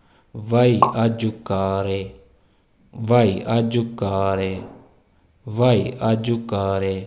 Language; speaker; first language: Italian; non-native, fluent; Urdu